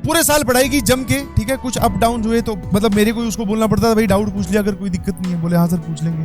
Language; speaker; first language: Hindi; native; Hindi